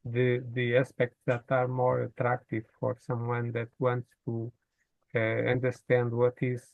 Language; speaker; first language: English; non-native, fluent; Portuguese